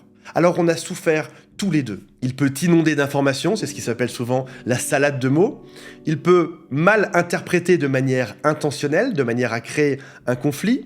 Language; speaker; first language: French; native; French